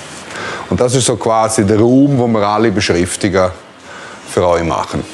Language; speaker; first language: German; native; German